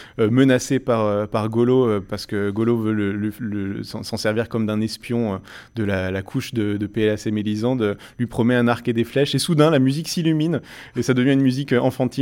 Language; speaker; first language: French; native; French